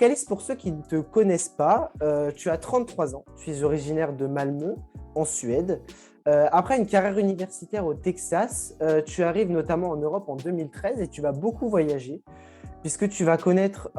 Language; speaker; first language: French; native; French